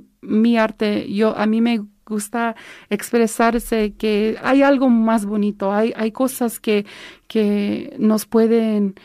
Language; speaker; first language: Spanish; early bilingual, heritage; Spanish